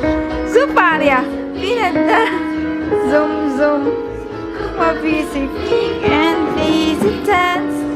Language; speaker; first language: German; non-native, learner; Filipino